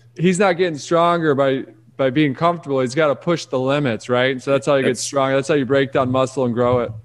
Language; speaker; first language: English; native; English